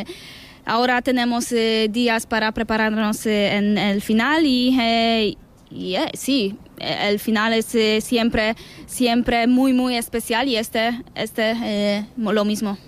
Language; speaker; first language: Spanish; non-native, learner; Polish